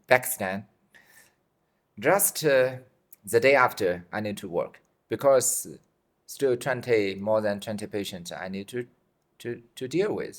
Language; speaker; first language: English; non-native, fluent; Chinese